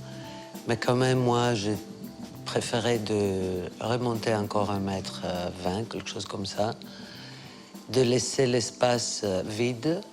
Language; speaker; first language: French; non-native, fluent; Greek